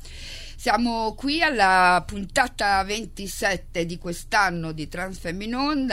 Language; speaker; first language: Italian; native; Italian